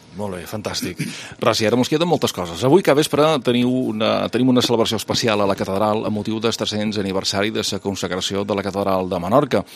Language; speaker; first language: Catalan; native; Catalan